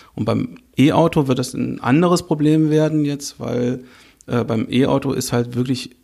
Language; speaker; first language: German; native; German